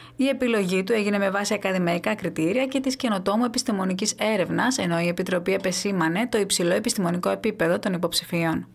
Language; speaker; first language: Greek; native; Greek